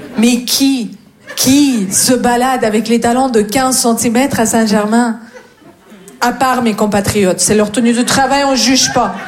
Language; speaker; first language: French; non-native, fluent; Russian